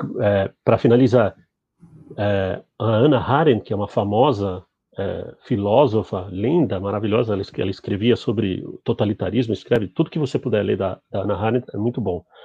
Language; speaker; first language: Portuguese; early bilingual, other home language; Spanish